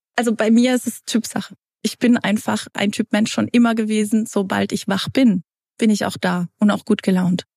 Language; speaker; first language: German; early bilingual, other home language; Romanian